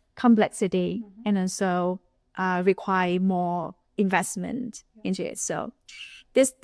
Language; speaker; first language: English; non-native, fluent; Vietnamese